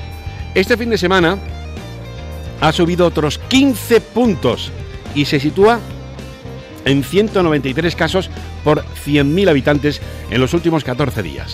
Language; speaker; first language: Spanish; native; Spanish